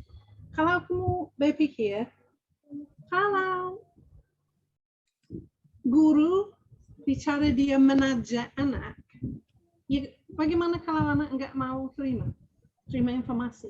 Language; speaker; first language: Indonesian; non-native, fluent; English